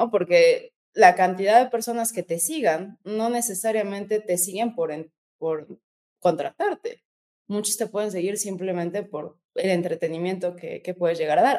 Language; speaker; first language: Spanish; native; Spanish